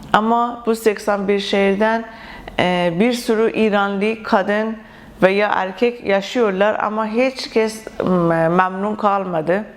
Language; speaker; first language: Turkish; non-native, learner; Persian